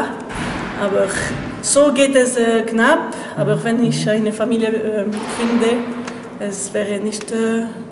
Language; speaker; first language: German; non-native, local second language; French